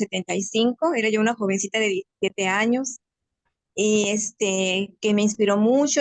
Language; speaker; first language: Spanish; native; Spanish